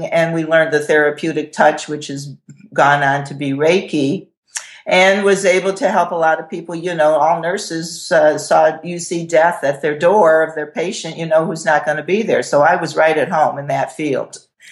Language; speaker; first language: English; native; English